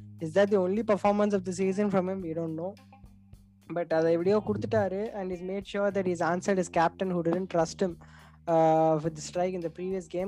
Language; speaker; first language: English; non-native, local second language; Tamil